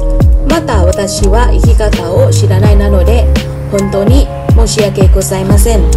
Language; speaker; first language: Japanese; non-native, learner; Thai